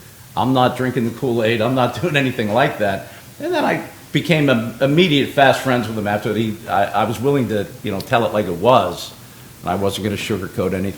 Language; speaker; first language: English; native; English